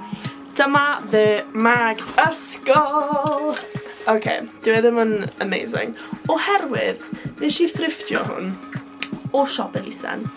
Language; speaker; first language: Welsh; non-native, local second language; English